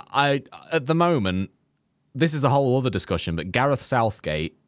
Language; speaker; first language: English; native; English